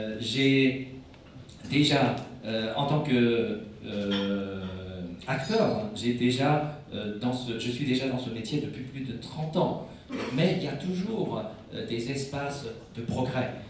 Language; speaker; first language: French; non-native, fluent; Chinese